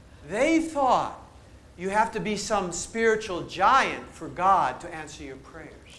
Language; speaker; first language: English; native; English